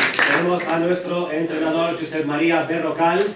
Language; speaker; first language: Spanish; native; Spanish